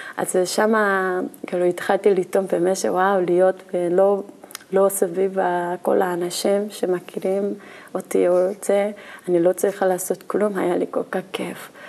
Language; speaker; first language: Hebrew; non-native, learner; Korean